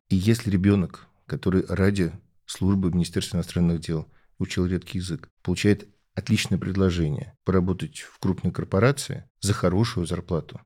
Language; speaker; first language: Russian; native; Russian